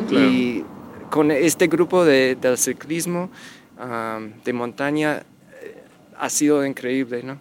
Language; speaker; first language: Spanish; non-native, fluent; English